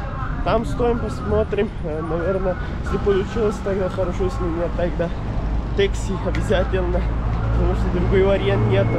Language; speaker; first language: Russian; non-native, learner; Pashto